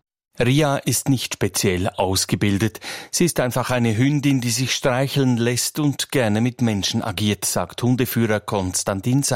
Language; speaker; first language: German; native; German